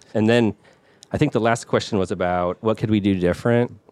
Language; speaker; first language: English; native; English